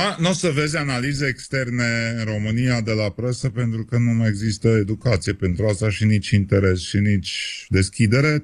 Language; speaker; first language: Romanian; native; Romanian